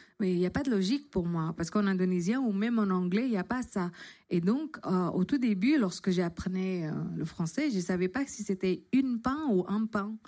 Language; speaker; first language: French; non-native, fluent; Indonesian